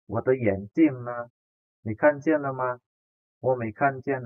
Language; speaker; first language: Chinese; non-native, fluent; Indonesian